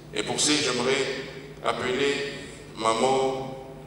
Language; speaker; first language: French; non-native, local second language; Lingala